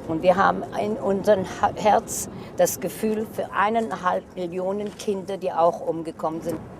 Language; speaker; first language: German; early bilingual, heritage; German